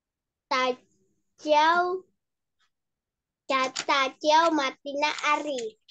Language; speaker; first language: Chinese; non-native, learner; Indonesian